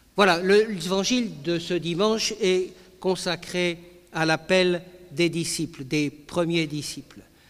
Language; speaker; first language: French; native; French